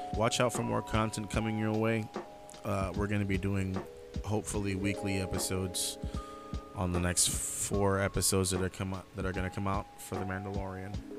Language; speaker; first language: English; early bilingual, other home language; Spanish